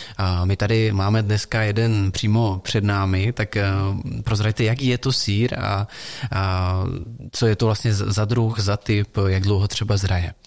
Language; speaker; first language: Czech; native; Czech